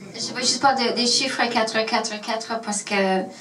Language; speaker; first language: French; non-native, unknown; English